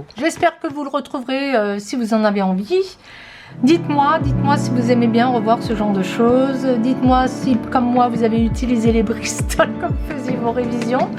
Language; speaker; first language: French; native; French